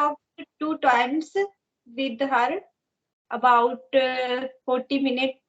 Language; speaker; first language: English; non-native, learner; Hindi